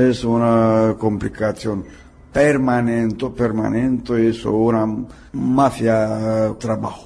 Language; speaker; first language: Spanish; non-native, learner; Romanian